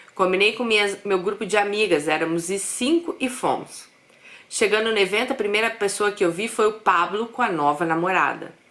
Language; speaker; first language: Portuguese; native; Portuguese